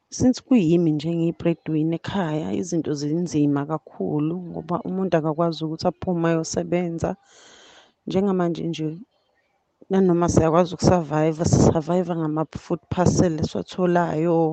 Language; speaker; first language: Zulu; native; Zulu